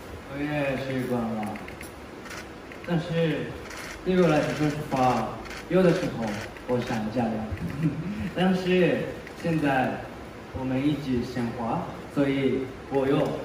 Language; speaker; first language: Chinese; non-native, learner; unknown